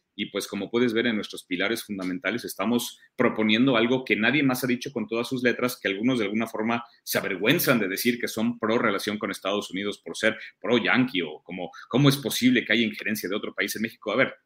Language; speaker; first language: Spanish; early bilingual, heritage; German